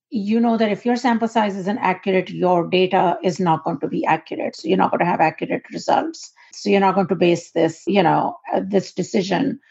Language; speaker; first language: English; non-native, local second language; Urdu